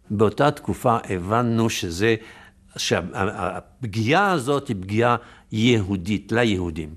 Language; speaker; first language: Hebrew; non-native, fluent; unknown